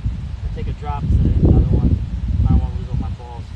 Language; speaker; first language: English; native; English